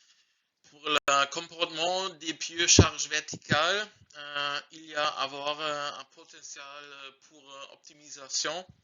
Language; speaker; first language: French; non-native, learner; German